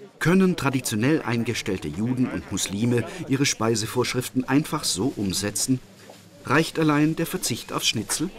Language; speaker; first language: German; native; German